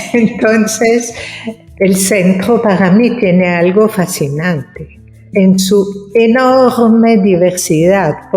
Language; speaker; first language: Spanish; non-native, fluent; French